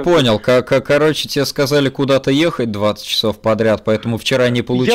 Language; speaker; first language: Russian; native; Russian